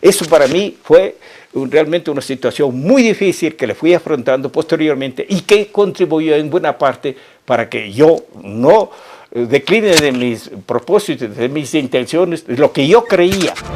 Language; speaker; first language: Spanish; native; Spanish